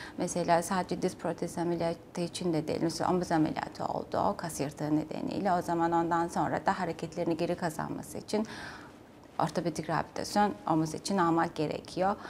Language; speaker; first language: Turkish; non-native, fluent; Mongolian